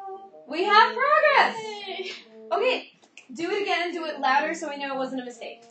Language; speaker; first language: English; native; English